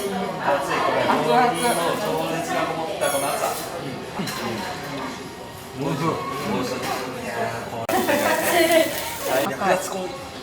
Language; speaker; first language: Japanese; native; Japanese